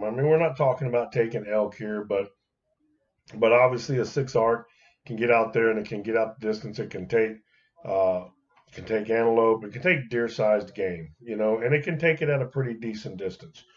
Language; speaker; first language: English; native; English